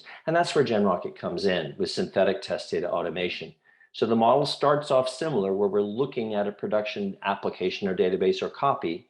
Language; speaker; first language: English; native; English